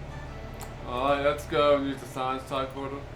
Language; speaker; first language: English; native; English